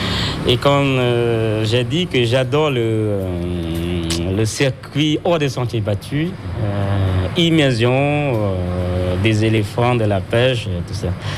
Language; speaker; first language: French; non-native, local second language; Khmer